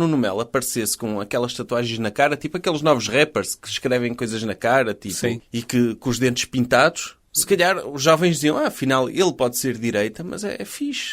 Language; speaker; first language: Portuguese; native; Portuguese